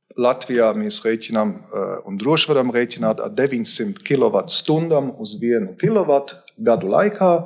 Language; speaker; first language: Latvian; non-native, local second language; Russian